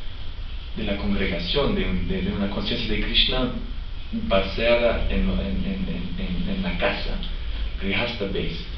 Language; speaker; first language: Spanish; non-native, fluent; French